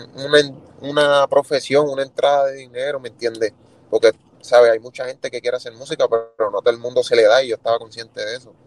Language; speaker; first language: Spanish; native; Spanish